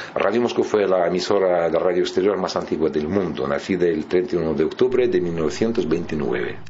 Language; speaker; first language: Spanish; non-native, fluent; Russian